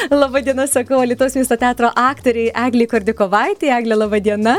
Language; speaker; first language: Lithuanian; native; Lithuanian